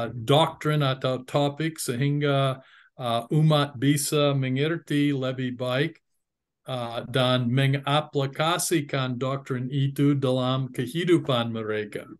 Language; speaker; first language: Indonesian; non-native, fluent; English